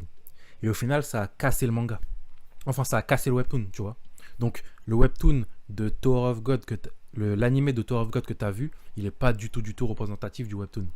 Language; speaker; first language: French; native; French